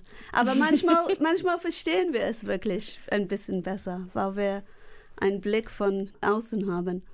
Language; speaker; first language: German; non-native, fluent; English